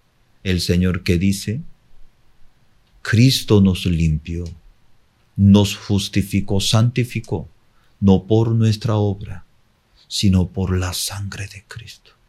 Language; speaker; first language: Spanish; non-native, fluent; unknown